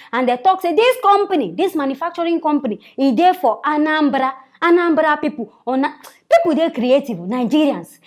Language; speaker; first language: Nigerian Pidgin; native; Nigerian Pidgin